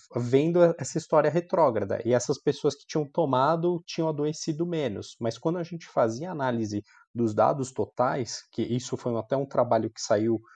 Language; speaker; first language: Portuguese; native; Portuguese